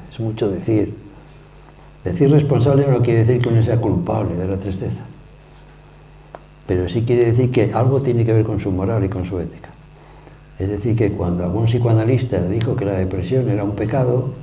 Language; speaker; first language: Spanish; native; Spanish